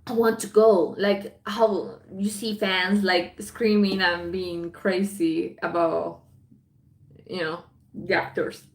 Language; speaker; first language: English; non-native, fluent; Spanish